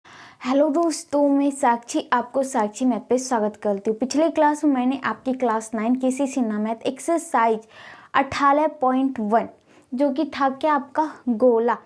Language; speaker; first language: Hindi; native; Hindi